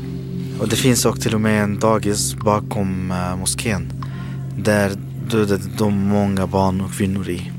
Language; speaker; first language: Swedish; non-native, fluent; Arabic